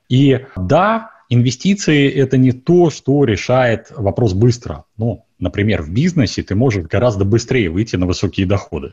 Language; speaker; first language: Russian; native; Russian